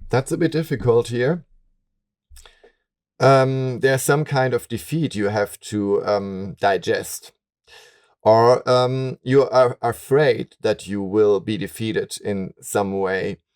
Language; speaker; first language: English; non-native, fluent; German